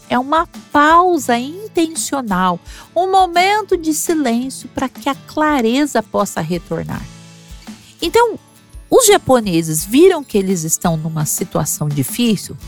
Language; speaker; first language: Portuguese; native; Portuguese